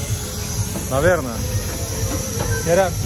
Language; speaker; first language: Russian; non-native, learner; Turkish